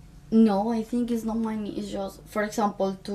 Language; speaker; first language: English; non-native, fluent; Spanish